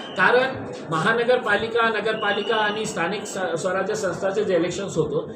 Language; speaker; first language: Marathi; non-native, local second language; Urdu